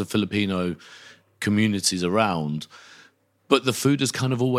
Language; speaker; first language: English; native; English